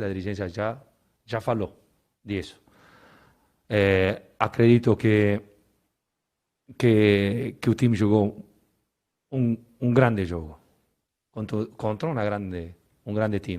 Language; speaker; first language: Portuguese; non-native, learner; Spanish